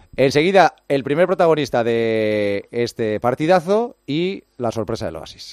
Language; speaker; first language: Spanish; native; Spanish